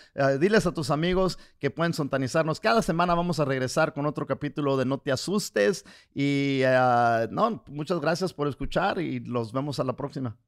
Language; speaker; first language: Spanish; early bilingual, heritage; Spanish